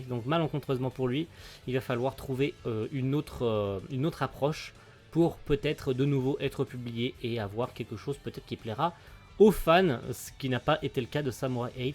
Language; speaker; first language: French; native; French